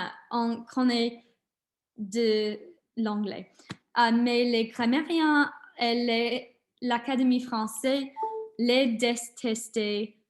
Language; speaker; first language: French; non-native, learner; English